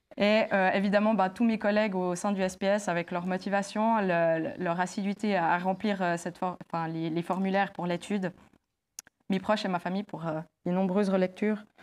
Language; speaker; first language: French; native; French